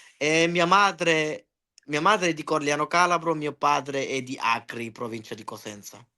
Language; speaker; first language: Italian; early bilingual, heritage; Italian